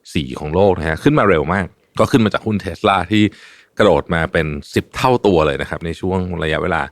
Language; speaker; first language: Thai; native; Thai